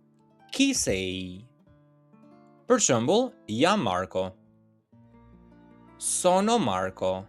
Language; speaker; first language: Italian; non-native, learner; Albanian